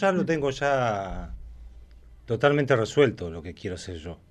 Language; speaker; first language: Spanish; native; Spanish